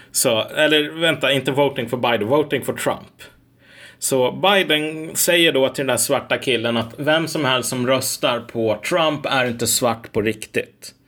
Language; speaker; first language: Swedish; native; Swedish